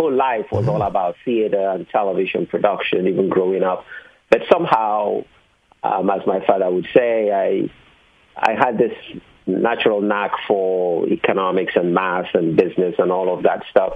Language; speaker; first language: English; non-native, local second language; Igbo